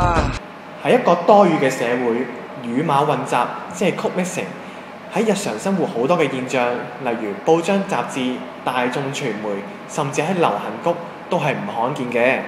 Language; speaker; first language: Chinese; non-native, local second language; Cantonese